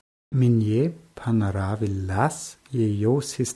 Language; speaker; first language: Russian; non-native, learner; German